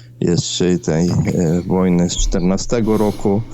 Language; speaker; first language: Polish; non-native, fluent; Ukrainian